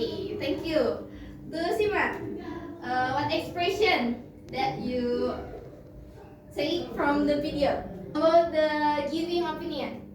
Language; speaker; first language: English; non-native, fluent; Indonesian